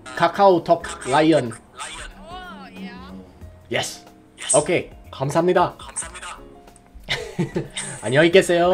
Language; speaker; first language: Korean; non-native, learner; English